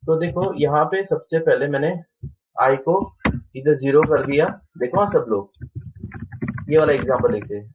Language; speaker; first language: Hindi; non-native, local second language; Marathi